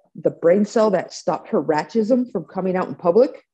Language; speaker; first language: English; native; English